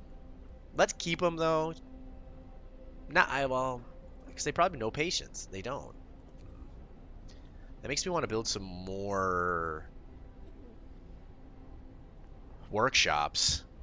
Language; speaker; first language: English; native; English